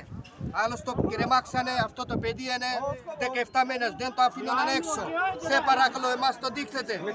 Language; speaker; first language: Greek; non-native, learner; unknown